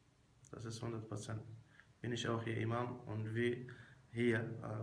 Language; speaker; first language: German; non-native, learner; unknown